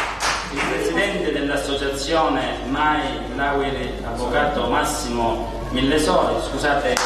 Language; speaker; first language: Italian; native; Italian